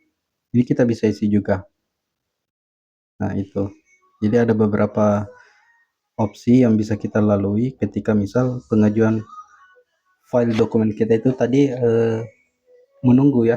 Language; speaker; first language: Indonesian; native; Indonesian